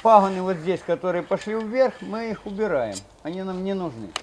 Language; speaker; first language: Russian; non-native, local second language; Ukrainian